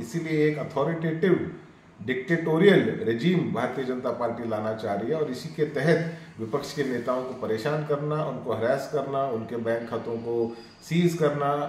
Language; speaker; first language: Hindi; non-native, local second language; Marathi